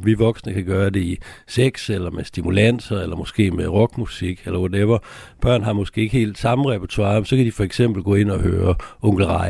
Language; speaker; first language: Danish; native; Danish